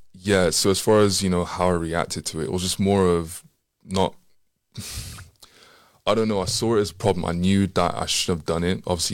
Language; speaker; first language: English; native; English